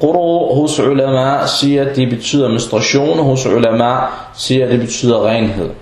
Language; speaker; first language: Danish; non-native, fluent; Arabic